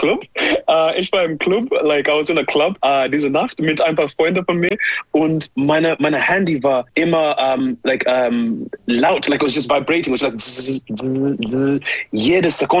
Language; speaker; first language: German; non-native, learner; English